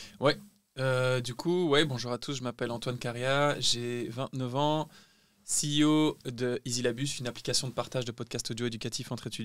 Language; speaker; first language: French; native; French